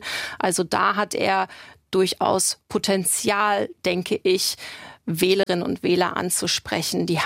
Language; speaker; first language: German; native; German